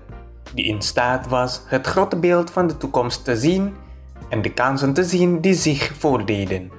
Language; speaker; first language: Dutch; non-native, fluent; Indonesian